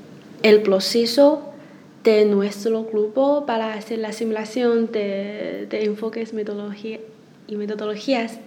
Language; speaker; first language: Spanish; non-native, learner; Chinese